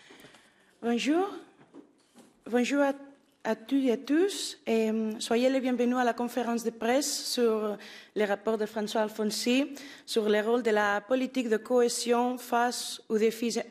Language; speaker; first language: French; non-native, learner; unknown